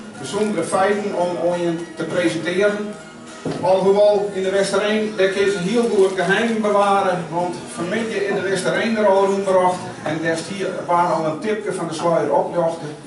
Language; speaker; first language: Dutch; non-native, local second language; Western Frisian